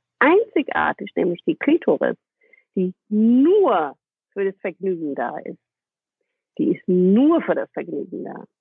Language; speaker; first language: German; non-native, fluent; English